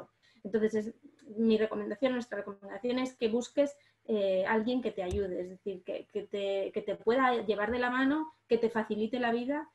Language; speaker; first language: Spanish; native; Spanish